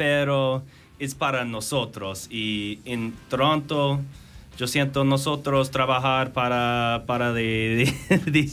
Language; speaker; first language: Spanish; non-native, learner; English